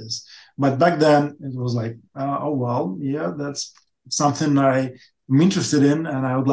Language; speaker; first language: English; non-native, fluent; Ukrainian